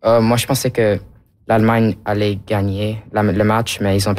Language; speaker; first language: French; non-native, local second language; English